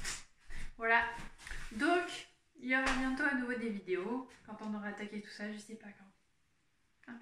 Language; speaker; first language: French; native; French